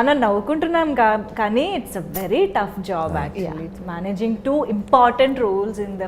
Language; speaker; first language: Telugu; native; Telugu